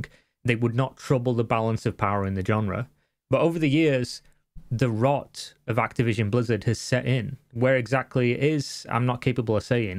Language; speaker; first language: English; native; English